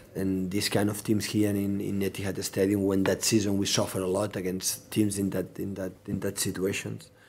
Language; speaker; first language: English; non-native, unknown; Catalan